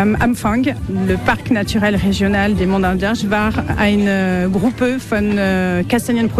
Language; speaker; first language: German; non-native, learner; French